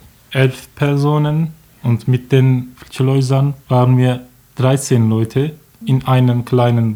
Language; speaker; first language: German; non-native, learner; Turkish